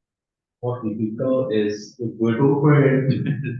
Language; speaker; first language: English; non-native, learner; Indonesian